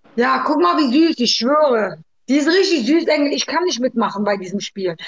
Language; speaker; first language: German; native; German